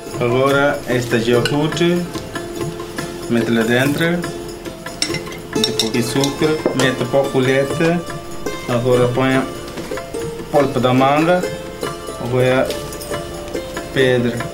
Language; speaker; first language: Portuguese; non-native, learner; Punjabi